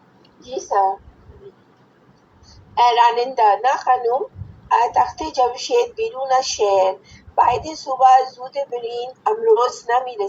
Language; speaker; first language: Persian; non-native, learner; Urdu